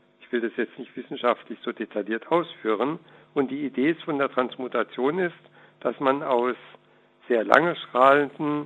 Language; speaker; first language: German; native; German